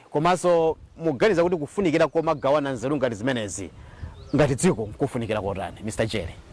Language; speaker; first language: Nyanja; native; Nyanja